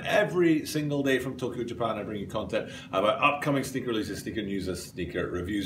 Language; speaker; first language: English; native; English